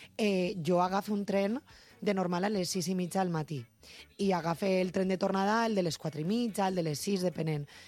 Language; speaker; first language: Catalan; native; Catalan